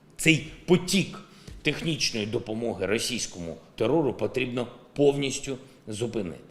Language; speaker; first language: Ukrainian; non-native, local second language; Russian